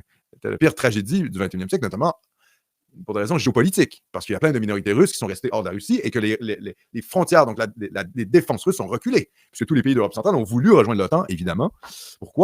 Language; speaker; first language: French; native; French